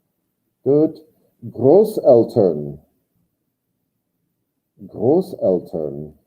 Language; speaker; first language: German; non-native, fluent; English